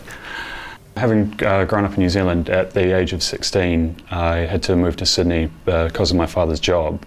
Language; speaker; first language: English; native; English